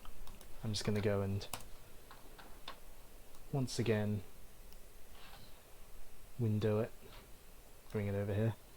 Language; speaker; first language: English; native; English